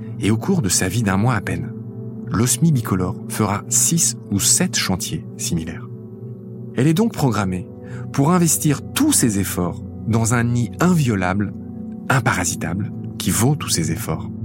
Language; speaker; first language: French; native; French